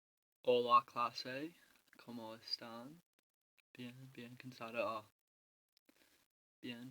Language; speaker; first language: Spanish; non-native, learner; English